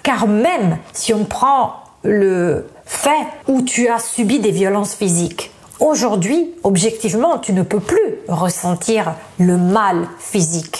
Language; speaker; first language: French; non-native, fluent; Italian